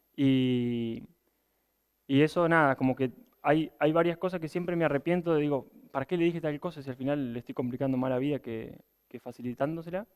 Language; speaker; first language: Spanish; native; Spanish